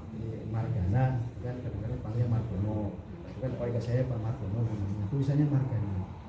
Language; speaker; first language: Indonesian; non-native, local second language; Sundanese